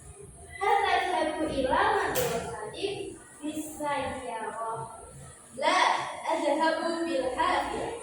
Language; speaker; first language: Arabic; non-native, learner; Indonesian